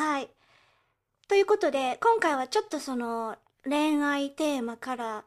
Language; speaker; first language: Japanese; early bilingual, heritage; Japanese